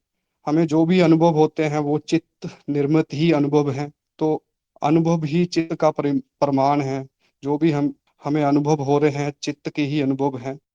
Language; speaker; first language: Hindi; native; Hindi